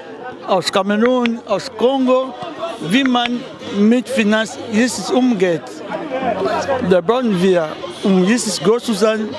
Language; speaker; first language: German; non-native, learner; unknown